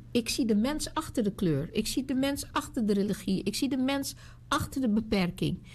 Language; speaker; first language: Dutch; native; Dutch